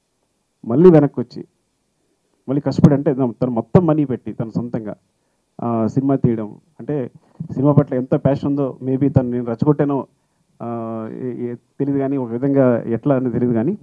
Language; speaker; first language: Telugu; native; Telugu